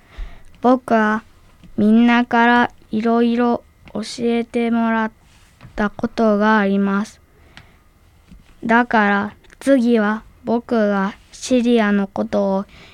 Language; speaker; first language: Japanese; early bilingual, other home language; Arabic